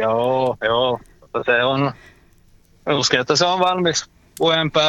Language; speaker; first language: Finnish; early bilingual, heritage; Finnish